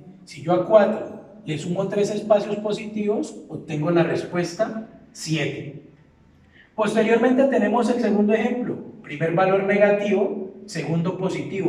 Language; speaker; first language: Spanish; native; Spanish